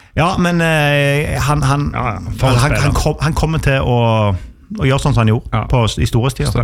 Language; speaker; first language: Norwegian; native; Norwegian